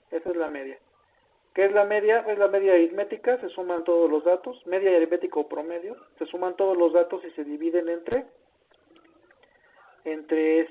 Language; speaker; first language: Spanish; native; Spanish